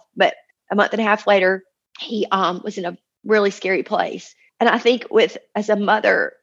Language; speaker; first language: English; native; English